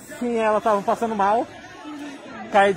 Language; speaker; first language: Portuguese; non-native, learner; Haitian Creole